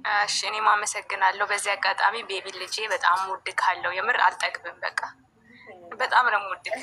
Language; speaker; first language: Amharic; native; Amharic